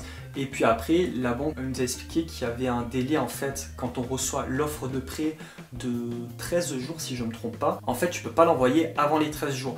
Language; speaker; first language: French; native; French